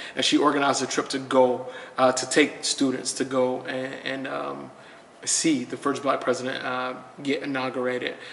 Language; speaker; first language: English; native; English